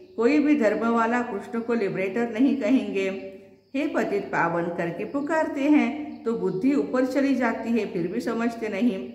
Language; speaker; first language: Hindi; non-native, local second language; Marathi